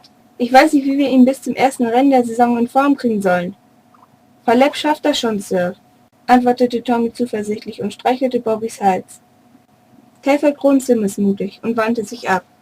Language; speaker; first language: German; native; German